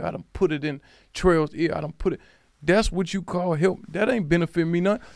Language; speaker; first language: English; native; English